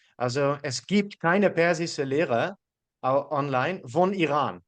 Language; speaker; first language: German; non-native, learner; Dutch